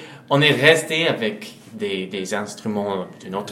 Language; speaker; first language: French; non-native, fluent; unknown